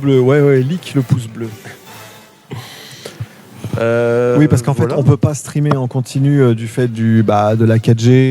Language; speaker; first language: French; native; French